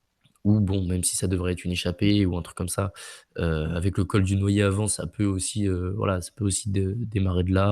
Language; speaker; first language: French; native; French